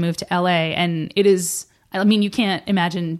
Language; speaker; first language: English; native; English